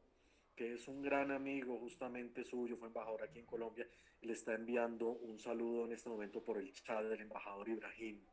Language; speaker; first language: Spanish; native; Spanish